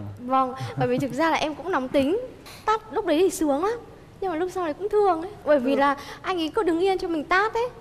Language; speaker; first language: Vietnamese; native; Vietnamese